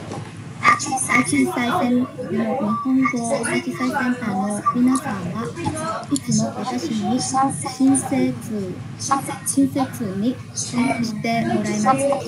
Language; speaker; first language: Japanese; non-native, learner; Vietnamese